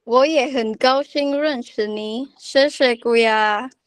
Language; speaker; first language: Chinese; non-native, learner; Filipino